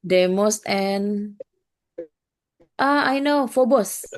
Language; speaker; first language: English; non-native, fluent; Indonesian